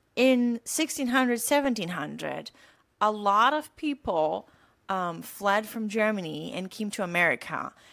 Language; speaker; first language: English; non-native, fluent; German